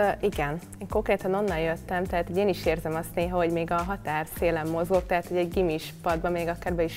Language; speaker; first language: Hungarian; native; Hungarian